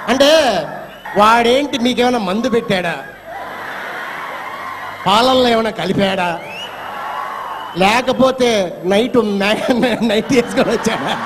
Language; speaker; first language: Telugu; native; Telugu